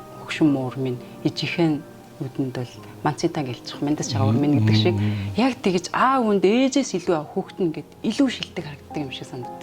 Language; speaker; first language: Mongolian; native; Mongolian